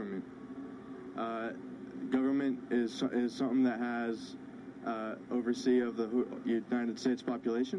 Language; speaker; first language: English; native; English